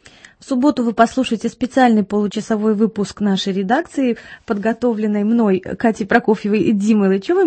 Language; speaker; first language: Russian; native; Russian